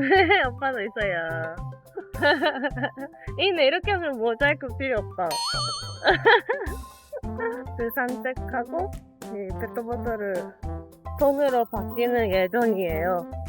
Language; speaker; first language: Korean; non-native, fluent; Japanese